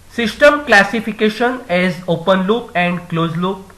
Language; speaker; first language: English; non-native, local second language; Gujarati